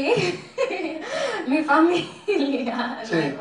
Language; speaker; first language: Spanish; early bilingual, heritage; English